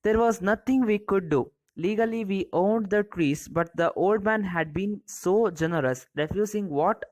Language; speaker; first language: English; non-native, local second language; Kannada